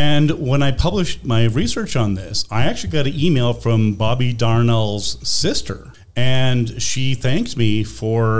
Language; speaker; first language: English; native; English